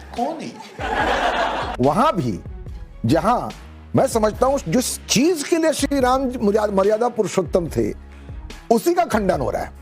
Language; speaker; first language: Hindi; native; Hindi